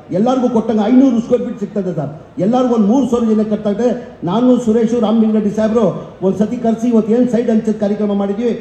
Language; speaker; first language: Kannada; non-native, local second language; Urdu